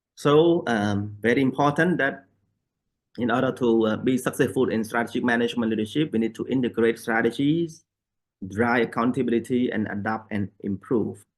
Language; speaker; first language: English; non-native, fluent; Thai